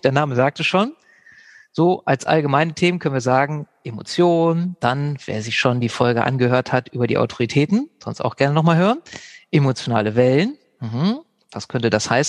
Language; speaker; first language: German; native; German